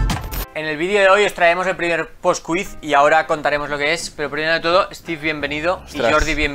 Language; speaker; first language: Spanish; native; Spanish